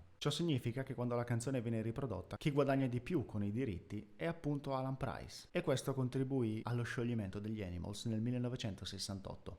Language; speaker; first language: Italian; native; Italian